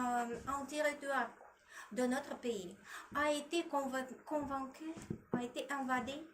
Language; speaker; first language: French; non-native, learner; Russian